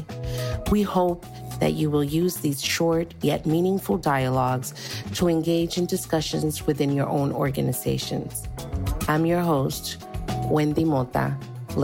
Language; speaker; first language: English; early bilingual, other home language; Spanish